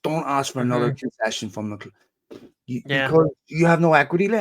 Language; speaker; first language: English; native; English